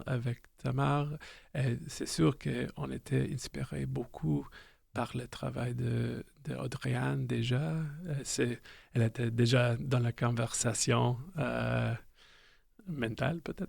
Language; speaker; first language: French; non-native, local second language; English